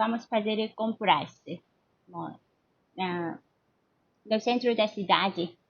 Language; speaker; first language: Portuguese; non-native, learner; Korean